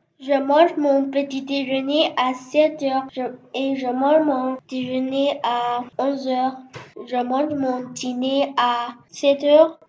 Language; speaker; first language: French; non-native, learner; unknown